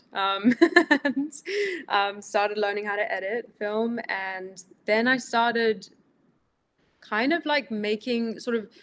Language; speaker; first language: English; early bilingual, other home language; Greek